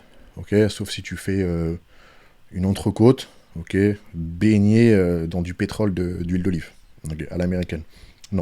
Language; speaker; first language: French; native; French